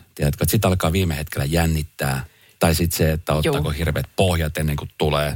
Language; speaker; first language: Finnish; native; Finnish